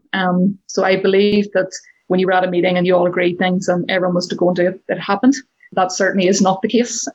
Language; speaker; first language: English; native; English